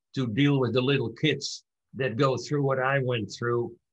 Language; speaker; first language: English; non-native, fluent; Dutch